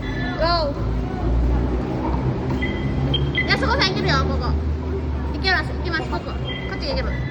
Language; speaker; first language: Japanese; non-native, fluent; Filipino